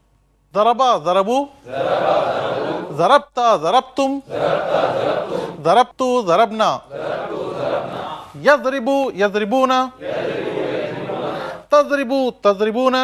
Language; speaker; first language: Arabic; non-native, fluent; Urdu